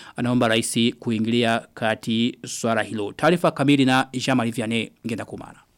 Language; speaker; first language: Swahili; non-native, local second language; Rundi